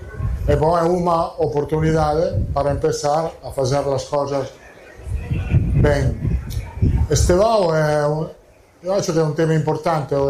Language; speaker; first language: Portuguese; non-native, fluent; Italian